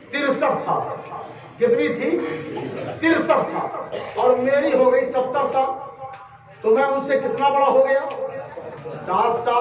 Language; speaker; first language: Urdu; native; Urdu